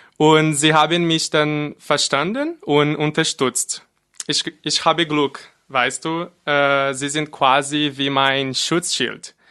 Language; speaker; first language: German; non-native, fluent; Portuguese